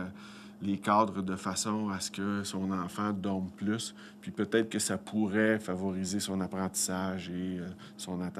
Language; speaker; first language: French; native; French